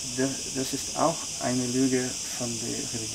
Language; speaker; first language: German; non-native, fluent; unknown